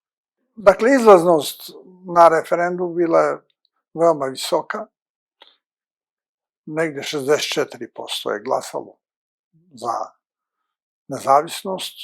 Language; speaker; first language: Bosnian; native; Bosnian